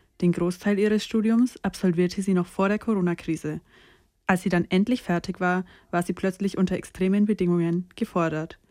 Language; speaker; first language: German; native; German